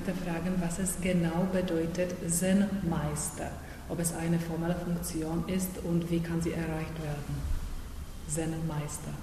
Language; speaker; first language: German; non-native, fluent; Czech